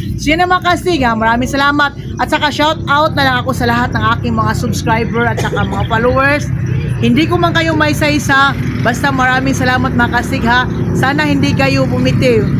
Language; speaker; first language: Filipino; non-native, local second language; Cebuano